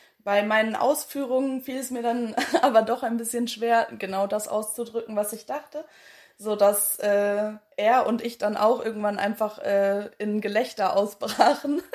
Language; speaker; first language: German; native; German